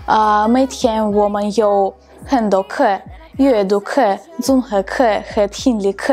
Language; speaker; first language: Chinese; non-native, learner; Russian